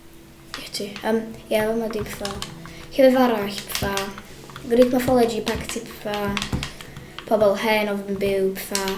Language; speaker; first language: Welsh; native; Welsh